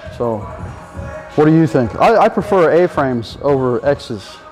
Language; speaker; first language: English; native; English